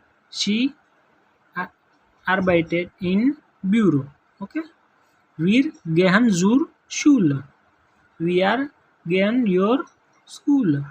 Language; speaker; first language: German; non-native, learner; Gujarati